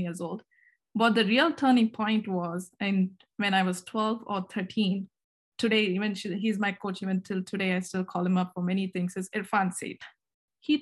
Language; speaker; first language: English; non-native, local second language; Kannada